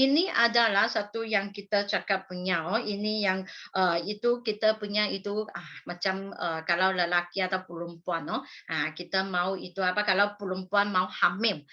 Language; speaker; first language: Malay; non-native, local second language; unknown